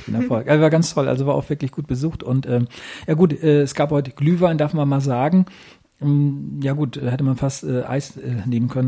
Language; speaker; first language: German; native; German